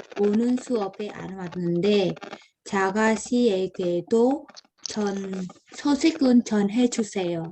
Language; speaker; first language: Korean; non-native, learner; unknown